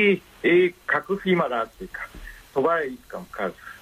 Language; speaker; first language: Bulgarian; non-native, learner; Japanese